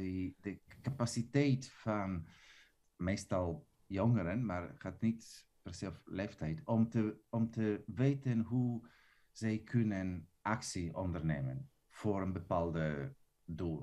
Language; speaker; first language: Dutch; non-native, fluent; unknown